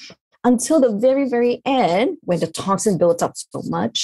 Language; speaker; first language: English; non-native, local second language; Chinese